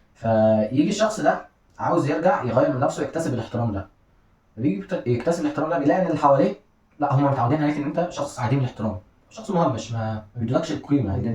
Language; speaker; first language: Arabic; native; Arabic